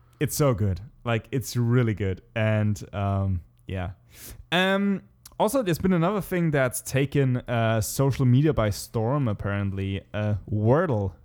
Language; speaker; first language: English; non-native, fluent; German